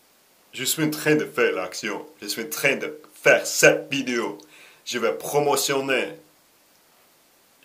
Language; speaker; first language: French; non-native, learner; Russian